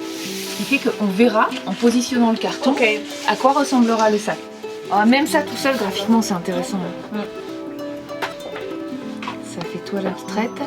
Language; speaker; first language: French; native; French